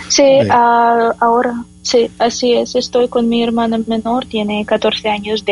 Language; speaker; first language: Spanish; non-native, fluent; Ukrainian